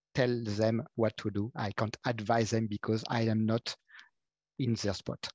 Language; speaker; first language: English; non-native, fluent; French